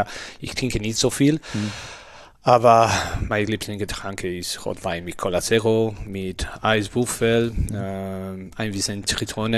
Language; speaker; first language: German; non-native, learner; Spanish